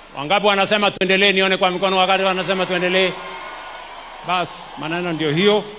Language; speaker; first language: Swahili; non-native, local second language; Kalenjin